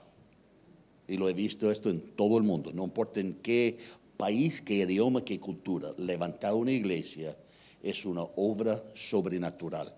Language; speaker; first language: Spanish; non-native, fluent; English